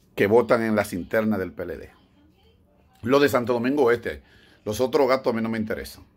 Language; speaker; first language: Spanish; native; Spanish